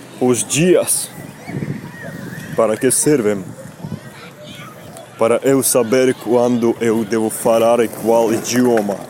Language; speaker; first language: Portuguese; non-native, learner; Spanish